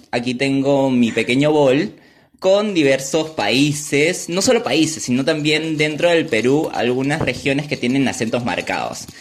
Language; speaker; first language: Spanish; native; Spanish